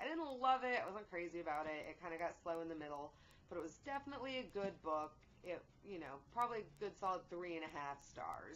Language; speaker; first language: English; native; English